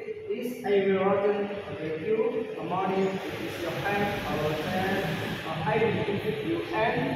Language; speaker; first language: English; non-native, learner; Indonesian